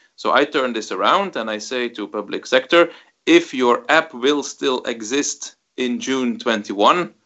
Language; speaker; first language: English; non-native, fluent; Dutch